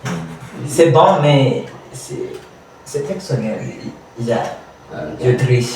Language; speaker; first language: French; non-native, learner; Kamba